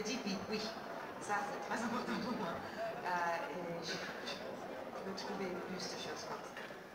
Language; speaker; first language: French; non-native, fluent; Dutch